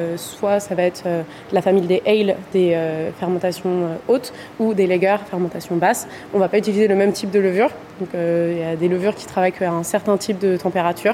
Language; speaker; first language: French; native; French